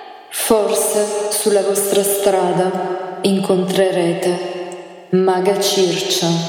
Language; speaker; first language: Italian; native; Italian